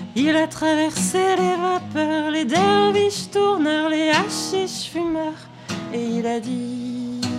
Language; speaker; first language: French; native; French